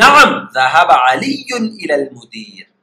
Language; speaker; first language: Arabic; non-native, fluent; Urdu